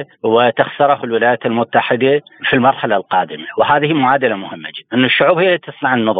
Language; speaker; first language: Arabic; native; Arabic